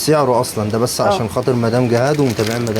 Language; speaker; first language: Arabic; native; Arabic